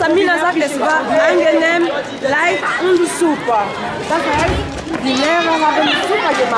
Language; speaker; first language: German; non-native, learner; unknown